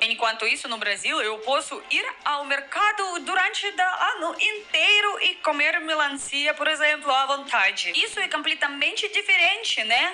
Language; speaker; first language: Portuguese; non-native, fluent; Russian